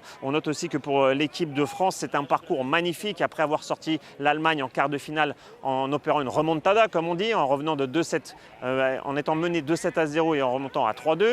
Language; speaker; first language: French; native; French